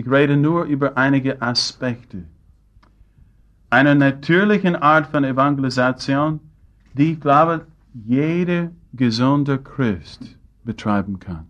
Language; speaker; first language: German; non-native, fluent; English